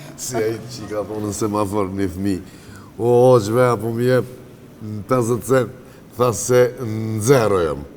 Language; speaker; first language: Albanian; native; Albanian